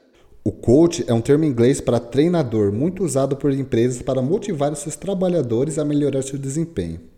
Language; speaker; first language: Portuguese; native; Portuguese